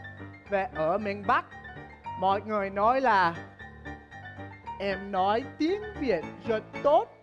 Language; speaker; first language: Vietnamese; non-native, fluent; English